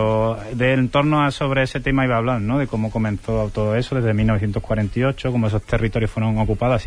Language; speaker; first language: Spanish; native; Spanish